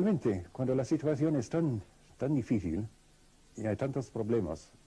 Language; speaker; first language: Spanish; non-native, fluent; Russian